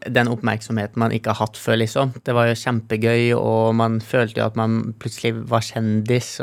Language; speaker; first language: Norwegian; native; Norwegian